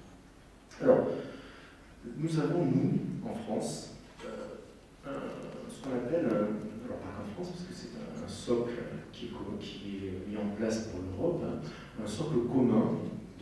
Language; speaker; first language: French; native; French